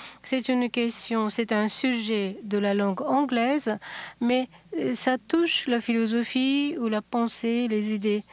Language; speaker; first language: French; non-native, fluent; Japanese